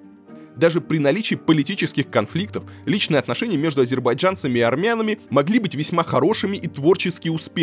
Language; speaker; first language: Russian; native; Russian